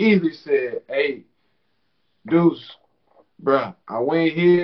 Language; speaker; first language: English; native; English